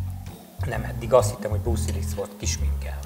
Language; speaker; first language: Hungarian; native; Hungarian